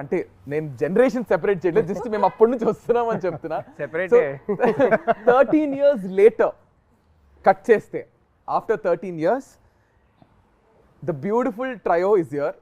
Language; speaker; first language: Telugu; native; Telugu